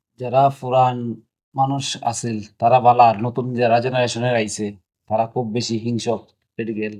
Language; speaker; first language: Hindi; non-native, local second language; Bangla